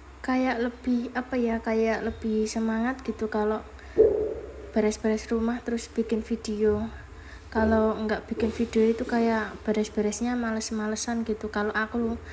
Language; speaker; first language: Indonesian; non-native, local second language; Javanese